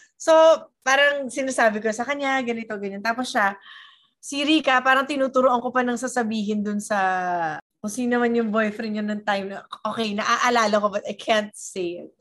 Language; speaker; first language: Filipino; native; Filipino